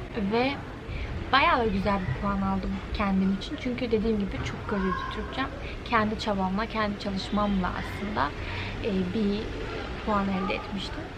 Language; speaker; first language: Turkish; early bilingual, heritage; Turkish